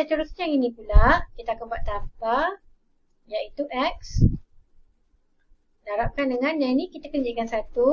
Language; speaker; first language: Malay; native; Malay